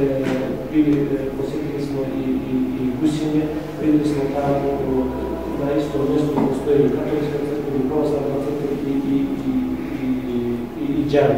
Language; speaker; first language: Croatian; non-native, fluent; Azerbaijani